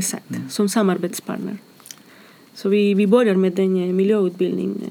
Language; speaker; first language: Swedish; non-native, fluent; Spanish